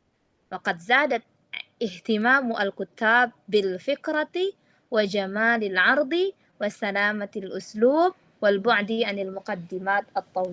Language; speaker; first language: Arabic; non-native, fluent; Indonesian